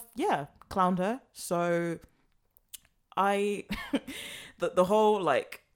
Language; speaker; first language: English; native; English